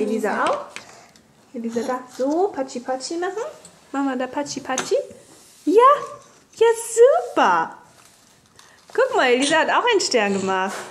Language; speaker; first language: German; native; German